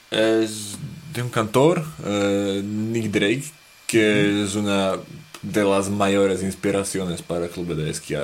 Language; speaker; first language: Spanish; non-native, fluent; Slovak